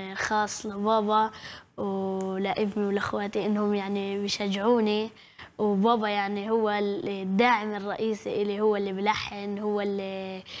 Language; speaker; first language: Arabic; native; Arabic